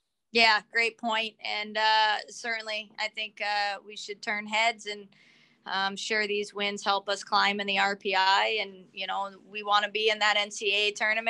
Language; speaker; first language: English; native; English